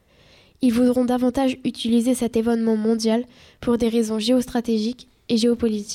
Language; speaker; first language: French; native; French